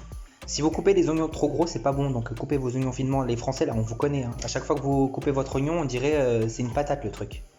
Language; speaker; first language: French; early bilingual, other home language; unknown